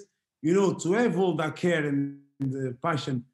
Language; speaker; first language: English; non-native, fluent; Portuguese